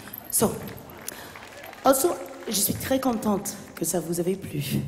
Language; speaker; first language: French; non-native, fluent; English